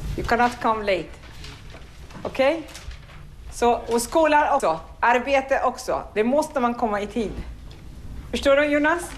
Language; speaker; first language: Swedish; non-native, fluent; Arabic